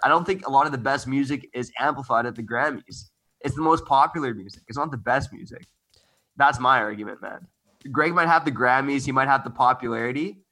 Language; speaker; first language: English; native; English